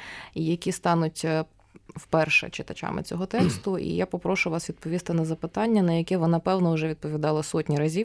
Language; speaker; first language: Ukrainian; native; Ukrainian